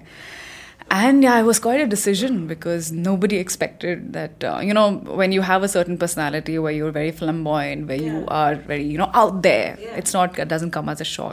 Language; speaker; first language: English; non-native, local second language; Hindi